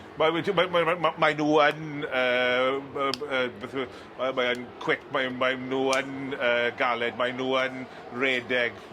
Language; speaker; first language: Welsh; non-native, learner; English